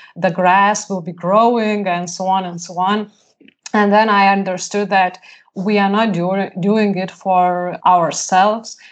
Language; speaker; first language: English; non-native, fluent; Lithuanian